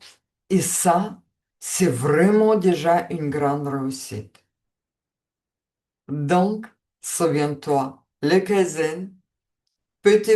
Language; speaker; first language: French; non-native, fluent; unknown